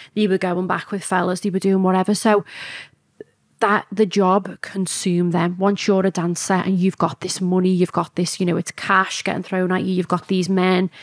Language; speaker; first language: English; native; English